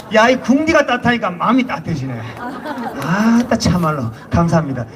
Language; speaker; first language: Korean; native; Korean